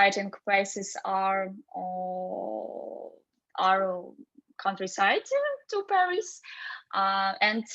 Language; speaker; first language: English; non-native, fluent; Russian